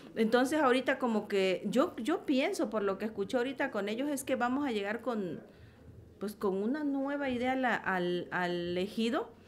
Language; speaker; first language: Spanish; native; Spanish